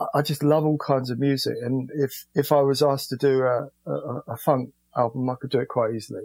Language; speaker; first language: English; native; English